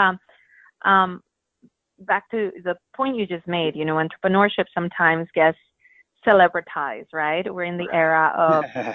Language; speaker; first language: English; non-native, fluent; Spanish